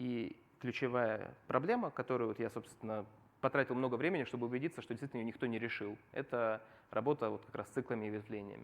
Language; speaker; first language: Russian; native; Russian